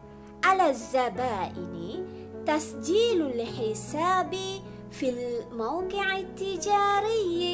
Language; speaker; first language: Arabic; non-native, fluent; Malay